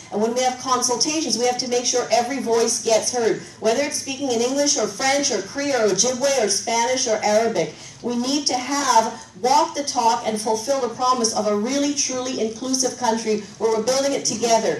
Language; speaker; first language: English; native; English